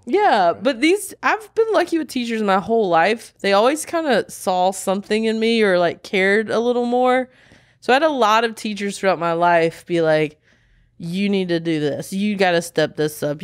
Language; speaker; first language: English; native; English